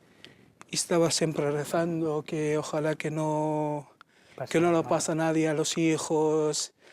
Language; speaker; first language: Spanish; non-native, learner; Arabic